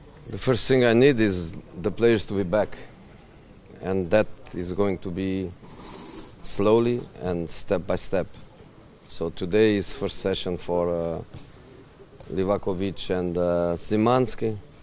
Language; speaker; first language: English; non-native, fluent; Portuguese